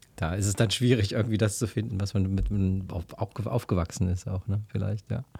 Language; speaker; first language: German; native; German